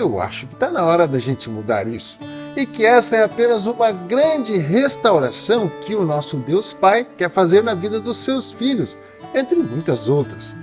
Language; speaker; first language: Portuguese; native; Portuguese